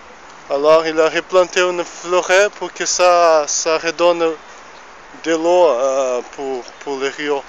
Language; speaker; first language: French; non-native, fluent; Portuguese